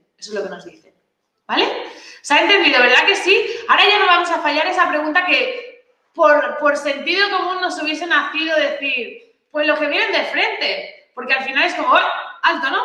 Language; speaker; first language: Spanish; native; Spanish